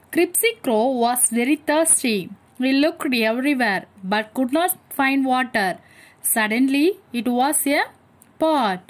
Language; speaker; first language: English; non-native, local second language; Tamil